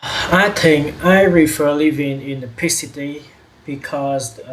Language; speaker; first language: English; non-native, learner; Vietnamese